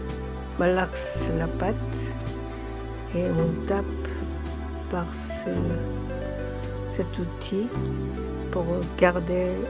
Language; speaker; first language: French; non-native, learner; Korean